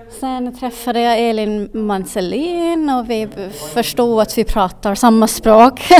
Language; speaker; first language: Swedish; non-native, fluent; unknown